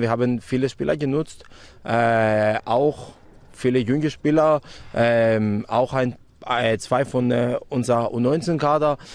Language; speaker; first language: German; non-native, fluent; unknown